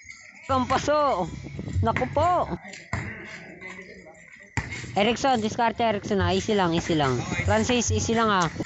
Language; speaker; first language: Filipino; native; Filipino